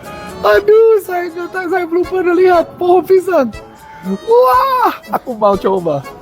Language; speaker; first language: Indonesian; non-native, learner; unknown